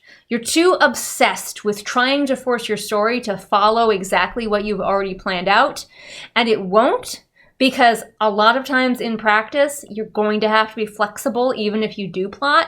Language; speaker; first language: English; native; English